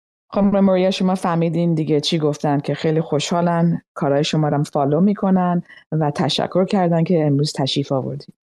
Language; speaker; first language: Persian; native; Persian